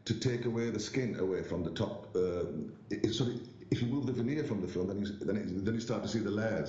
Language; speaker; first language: English; native; English